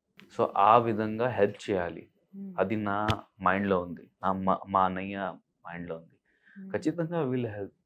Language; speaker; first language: Telugu; non-native, local second language; Hindi